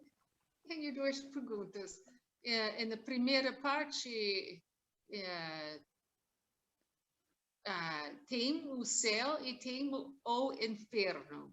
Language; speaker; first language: Portuguese; non-native, learner; English